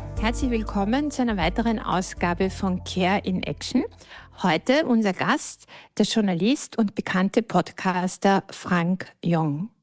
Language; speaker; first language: German; native; German